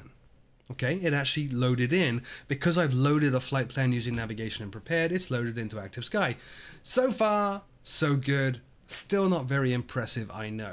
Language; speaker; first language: English; native; English